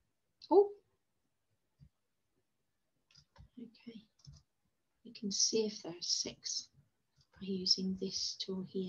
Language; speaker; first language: English; native; English